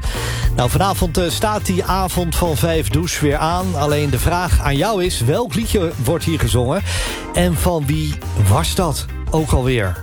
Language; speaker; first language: Dutch; native; Dutch